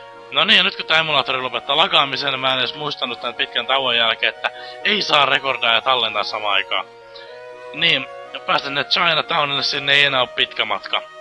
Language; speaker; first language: Finnish; native; Finnish